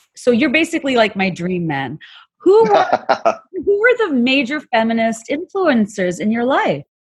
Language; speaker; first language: English; non-native, local second language; Bangla